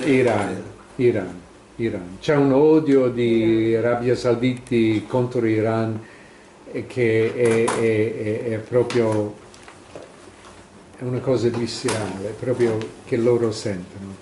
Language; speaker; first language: Italian; non-native, fluent; English